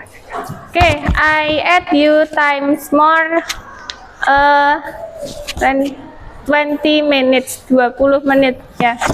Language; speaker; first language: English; non-native, learner; Indonesian